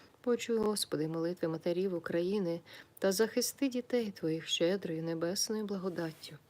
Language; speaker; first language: Ukrainian; native; Ukrainian